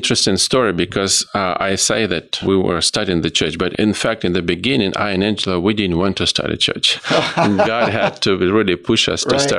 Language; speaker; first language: English; non-native, fluent; Ukrainian